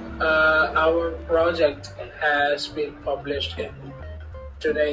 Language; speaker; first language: English; non-native, learner; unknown